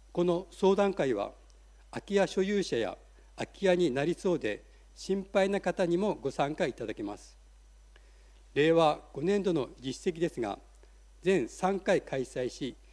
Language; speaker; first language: Japanese; native; Japanese